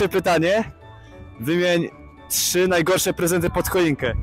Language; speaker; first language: Polish; native; Polish